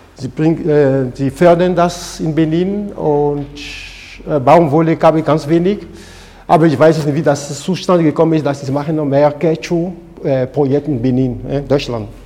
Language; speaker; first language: German; non-native, fluent; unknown